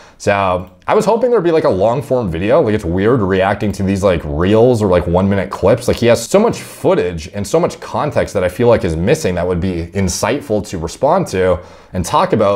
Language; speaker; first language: English; native; English